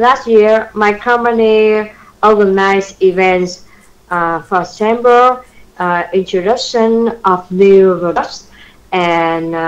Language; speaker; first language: English; non-native, learner; Vietnamese